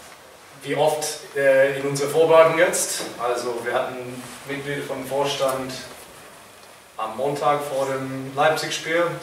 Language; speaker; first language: German; non-native, fluent; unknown